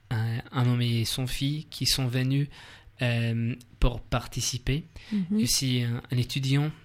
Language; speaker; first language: French; non-native, learner; English